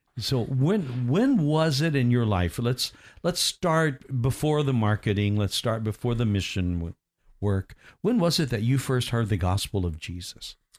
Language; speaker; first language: English; native; English